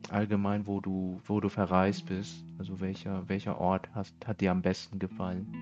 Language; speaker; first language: German; early bilingual, other home language; Vietnamese